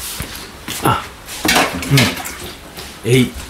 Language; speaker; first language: Japanese; native; Japanese